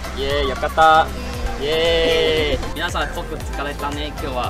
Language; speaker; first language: Japanese; non-native, learner; Malay